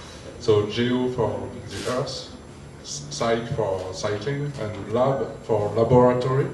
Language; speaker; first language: English; non-native, learner; French